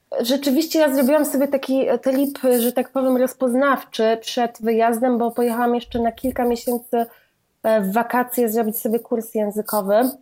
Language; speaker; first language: Polish; native; Polish